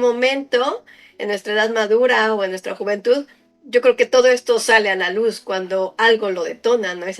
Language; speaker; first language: Spanish; native; Spanish